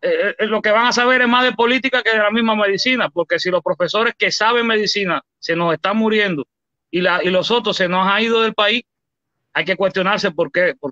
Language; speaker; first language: Spanish; native; Spanish